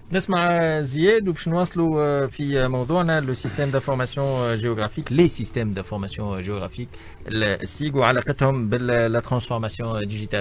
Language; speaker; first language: Arabic; native; Arabic